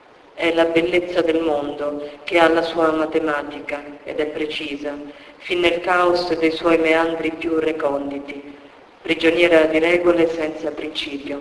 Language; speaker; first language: Italian; native; Italian